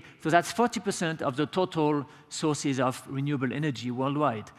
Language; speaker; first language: English; non-native, fluent; French